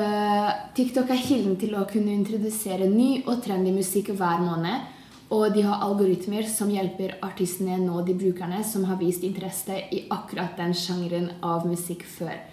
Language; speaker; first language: Norwegian; non-native, fluent; Hungarian